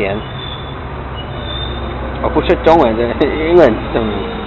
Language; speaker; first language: Chinese; non-native, learner; English